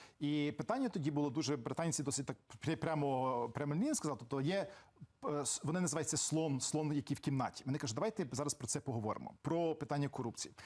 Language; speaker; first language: Ukrainian; early bilingual, heritage; Ukrainian